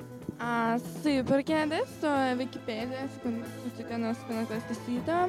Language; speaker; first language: Italian; non-native, learner; Russian